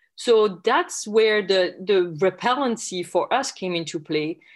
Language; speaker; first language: English; non-native, fluent; French